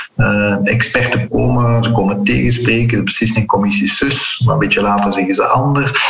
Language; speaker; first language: Dutch; early bilingual, heritage; Dutch